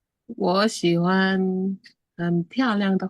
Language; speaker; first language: Chinese; non-native, learner; Indonesian